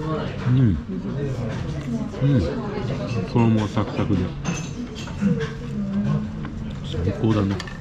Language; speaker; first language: Japanese; native; Japanese